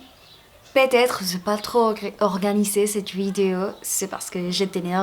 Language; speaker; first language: French; non-native, fluent; Spanish